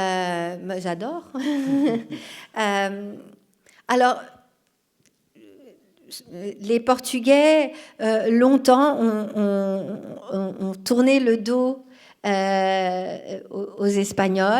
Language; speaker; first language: French; non-native, fluent; Portuguese